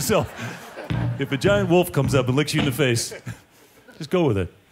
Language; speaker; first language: English; native; English